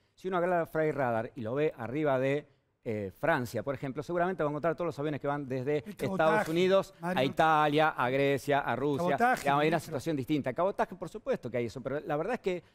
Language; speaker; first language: Spanish; native; Spanish